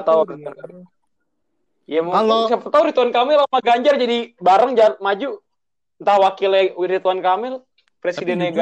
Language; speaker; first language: Indonesian; native; Indonesian